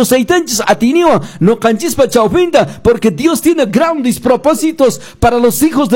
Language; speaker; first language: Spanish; non-native, local second language; Quechua